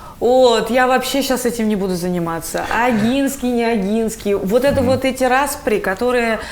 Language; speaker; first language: Russian; native; Russian